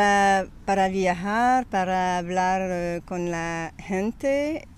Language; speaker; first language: Spanish; non-native, learner; French